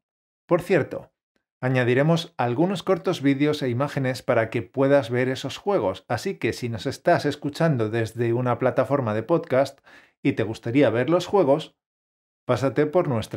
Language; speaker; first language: Spanish; native; Spanish